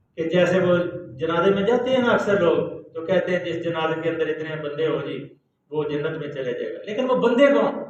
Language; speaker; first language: Urdu; non-native, local second language; Punjabi